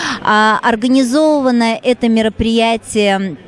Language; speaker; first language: Russian; native; Russian